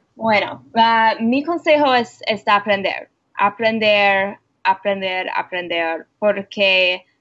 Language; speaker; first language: Spanish; non-native, learner; English